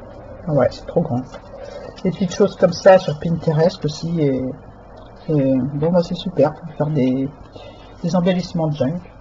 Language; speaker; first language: French; native; French